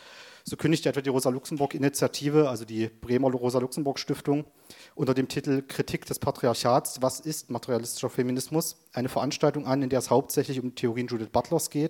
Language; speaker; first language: German; native; German